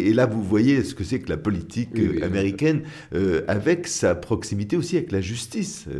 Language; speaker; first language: French; native; French